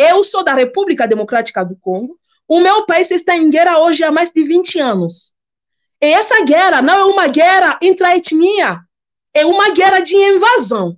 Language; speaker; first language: Portuguese; non-native, fluent; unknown